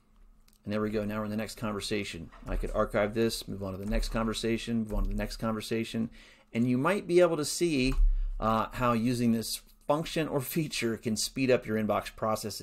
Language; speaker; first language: English; native; English